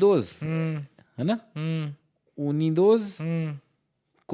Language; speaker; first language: Spanish; non-native, learner; Hindi